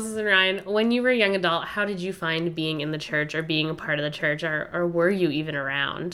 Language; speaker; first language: English; native; English